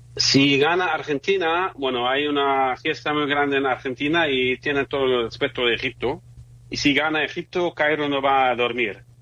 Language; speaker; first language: Spanish; non-native, fluent; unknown